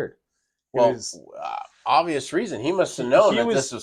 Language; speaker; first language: English; native; English